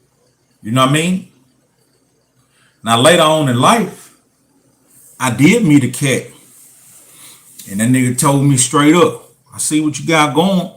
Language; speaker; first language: English; native; English